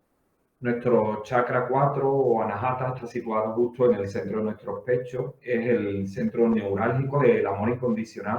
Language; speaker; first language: Spanish; native; Spanish